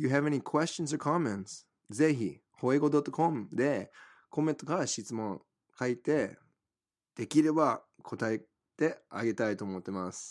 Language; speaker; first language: Japanese; non-native, fluent; English